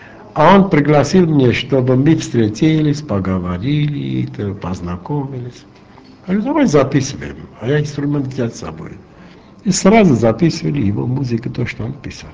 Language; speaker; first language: Russian; non-native, local second language; Armenian